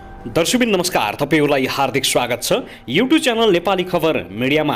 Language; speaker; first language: Nepali; native; Nepali